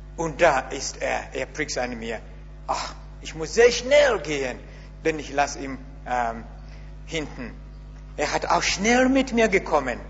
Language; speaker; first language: German; non-native, learner; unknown